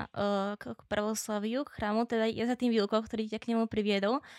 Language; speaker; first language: Slovak; native; Slovak